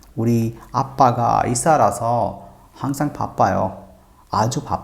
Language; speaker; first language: Korean; non-native, fluent; Hindi